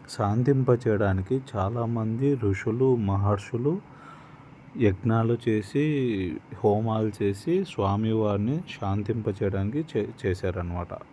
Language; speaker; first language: Telugu; native; Telugu